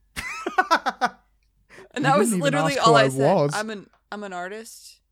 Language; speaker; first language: English; native; English